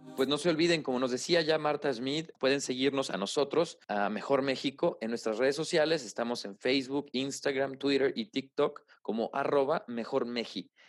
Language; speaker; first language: Spanish; native; Spanish